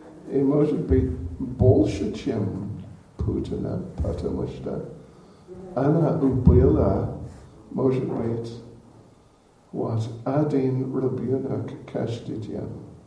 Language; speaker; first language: Russian; non-native, learner; English